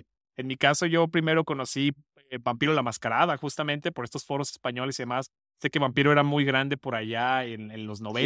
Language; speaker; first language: Spanish; native; Spanish